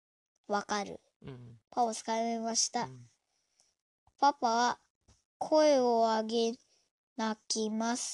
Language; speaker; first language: Japanese; non-native, learner; Indonesian